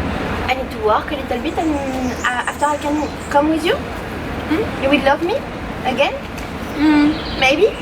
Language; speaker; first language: English; non-native, learner; French